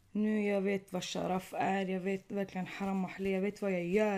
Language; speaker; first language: Swedish; early bilingual, other home language; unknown